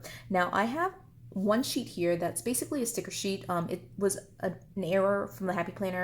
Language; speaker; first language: English; native; English